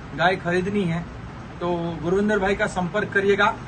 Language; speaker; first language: Hindi; non-native, local second language; Gujarati